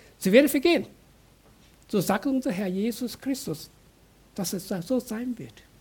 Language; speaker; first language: German; non-native, fluent; Chinese